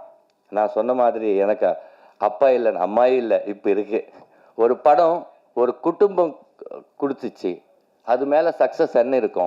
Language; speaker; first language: Tamil; non-native, learner; Telugu